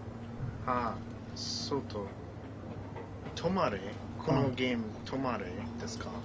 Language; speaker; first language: Japanese; non-native, learner; English